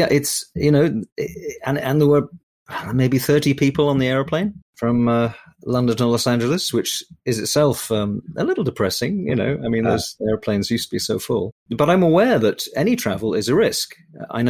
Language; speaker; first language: English; native; English